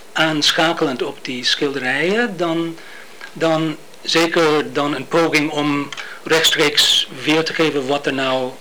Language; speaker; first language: Dutch; non-native, fluent; English